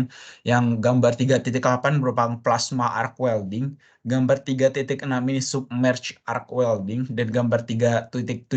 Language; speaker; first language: Indonesian; native; Indonesian